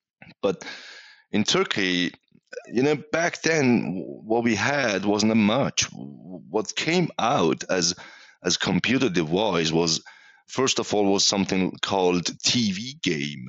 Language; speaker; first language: English; non-native, fluent; Persian